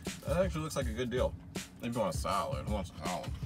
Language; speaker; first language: English; native; English